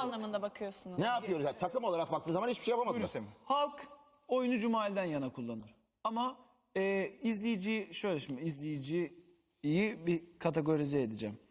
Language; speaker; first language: Turkish; native; Turkish